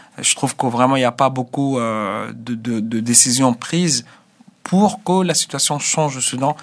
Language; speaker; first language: French; non-native, fluent; Arabic